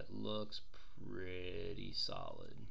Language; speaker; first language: English; native; English